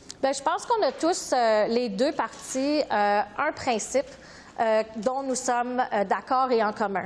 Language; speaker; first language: French; native; French